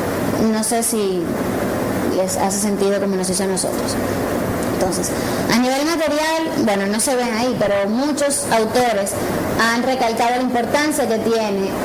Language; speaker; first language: Spanish; native; Spanish